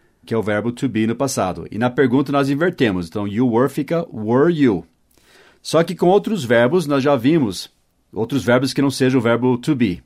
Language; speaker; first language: Portuguese; non-native, fluent; English